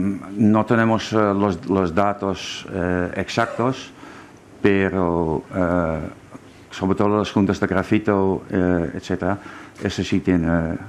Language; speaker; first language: Spanish; non-native, fluent; German